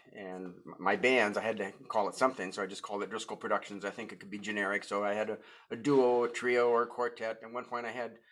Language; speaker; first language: English; native; English